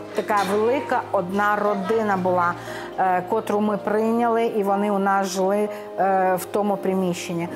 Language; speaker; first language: Ukrainian; non-native, local second language; Romany